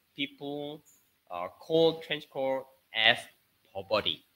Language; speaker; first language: English; non-native, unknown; Korean